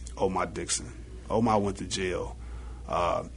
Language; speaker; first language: English; native; English